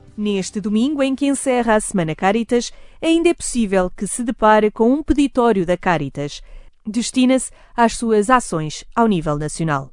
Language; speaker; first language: Portuguese; native; Portuguese